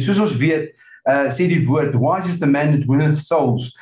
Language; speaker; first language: English; early bilingual, other home language; Afrikaans